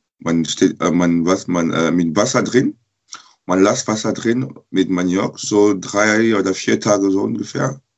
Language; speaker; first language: German; non-native, learner; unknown